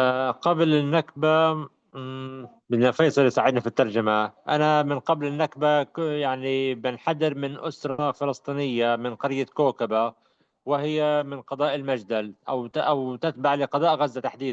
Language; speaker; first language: Arabic; native; Arabic